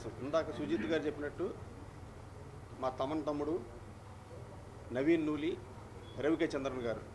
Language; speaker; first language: Telugu; native; Telugu